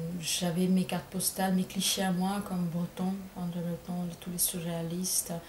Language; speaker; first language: French; non-native, fluent; Bangla